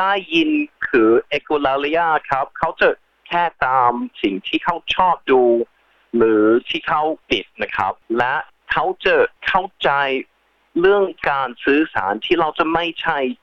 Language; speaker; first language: Thai; early bilingual, heritage; Thai